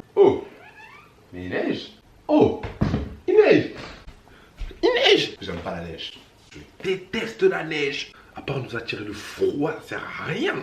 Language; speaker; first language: French; early bilingual, other home language; Bambara